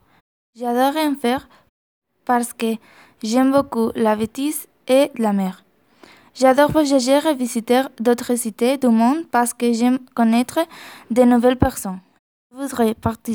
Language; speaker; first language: French; non-native, learner; Spanish